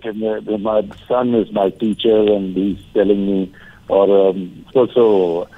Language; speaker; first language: English; non-native, local second language; Punjabi